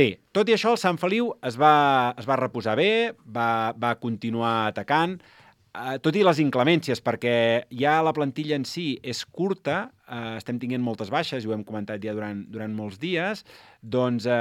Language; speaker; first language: Catalan; native; Catalan